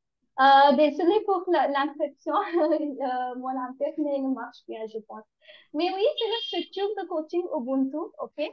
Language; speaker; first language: French; non-native, learner; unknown